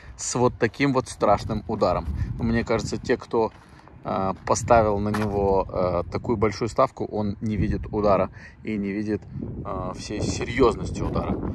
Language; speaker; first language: Russian; native; Russian